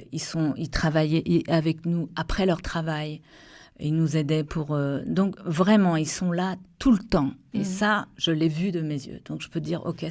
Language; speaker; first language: French; native; French